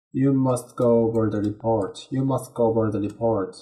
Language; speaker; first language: English; non-native, learner; Korean